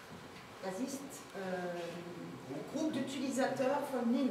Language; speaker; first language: German; non-native, learner; French